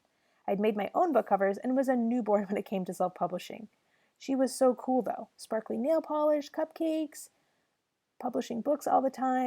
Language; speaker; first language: English; native; English